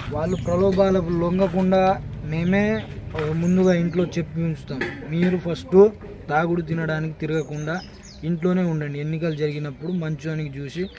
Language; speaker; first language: Telugu; non-native, local second language; Lambadi